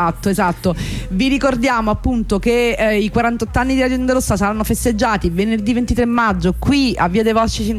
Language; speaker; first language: Italian; native; Italian